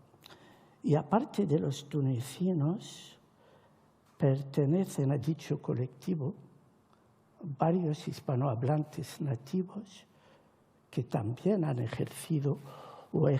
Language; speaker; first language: Spanish; non-native, fluent; Arabic